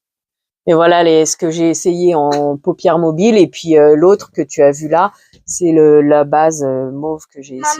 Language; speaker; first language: French; native; French